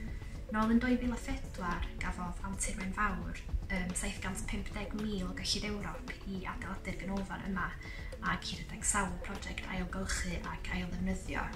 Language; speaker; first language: Welsh; native; Welsh